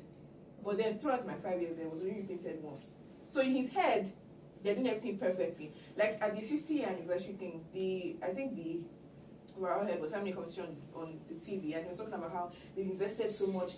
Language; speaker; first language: English; non-native, local second language; Yoruba